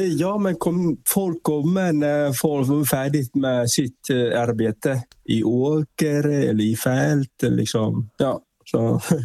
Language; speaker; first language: Swedish; non-native, fluent; Vietnamese